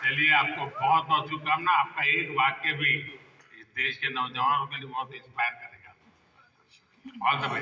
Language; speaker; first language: Hindi; native; Hindi